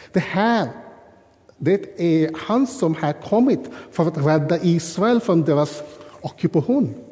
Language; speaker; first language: Swedish; non-native, fluent; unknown